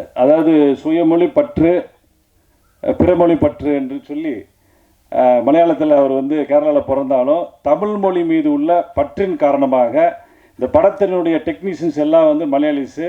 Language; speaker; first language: Tamil; native; Tamil